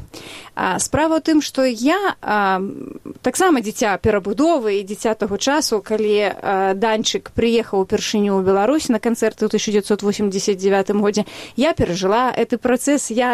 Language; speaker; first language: Belarusian; native; Belarusian